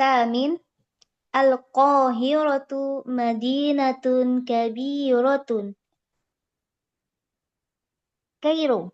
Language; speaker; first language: Arabic; non-native, learner; Indonesian